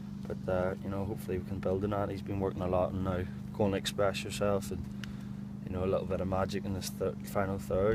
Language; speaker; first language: English; native; English